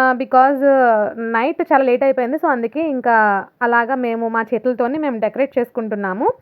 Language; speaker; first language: Telugu; non-native, local second language; Urdu